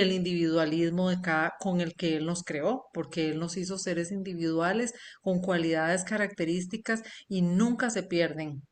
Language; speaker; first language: Spanish; native; Spanish